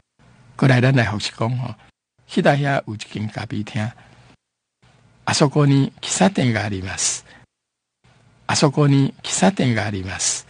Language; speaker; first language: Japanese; non-native, fluent; Min Nan Chinese